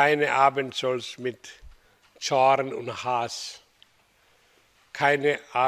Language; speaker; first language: German; non-native, fluent; Hindi